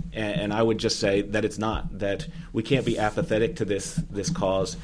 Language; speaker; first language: English; native; English